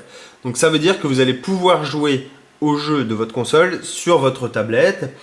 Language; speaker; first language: French; native; French